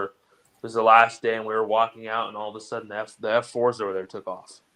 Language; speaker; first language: English; native; English